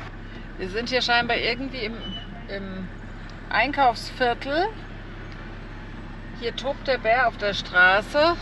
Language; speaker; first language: German; native; German